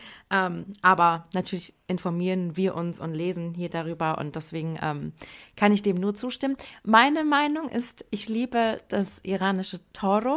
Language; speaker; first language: German; early bilingual, other home language; Persian